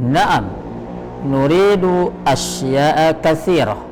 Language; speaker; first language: Arabic; non-native, fluent; Indonesian